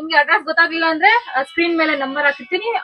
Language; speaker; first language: Kannada; native; Kannada